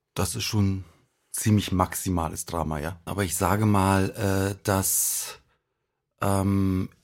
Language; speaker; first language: German; native; German